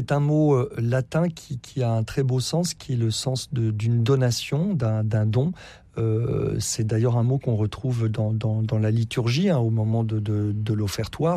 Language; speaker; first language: French; native; French